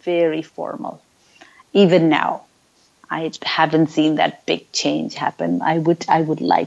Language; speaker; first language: English; non-native, local second language; Urdu